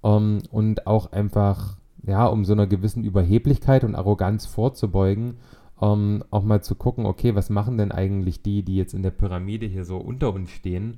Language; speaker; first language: German; native; German